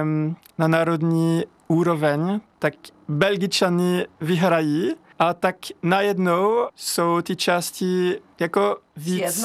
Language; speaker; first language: Czech; non-native, learner; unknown